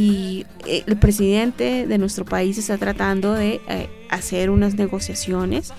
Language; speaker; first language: Spanish; native; Spanish